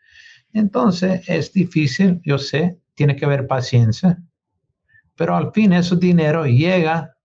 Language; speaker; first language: Spanish; non-native, learner; English